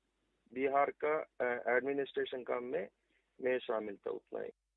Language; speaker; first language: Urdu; non-native, local second language; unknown